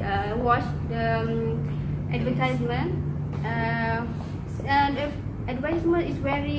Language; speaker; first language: English; non-native, learner; Malay